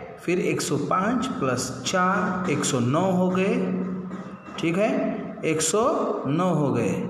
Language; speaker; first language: Hindi; non-native, local second language; Marathi